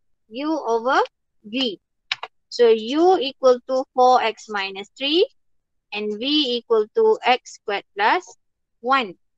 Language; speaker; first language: English; non-native, local second language; Malay